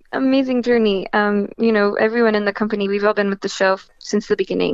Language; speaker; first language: English; native; English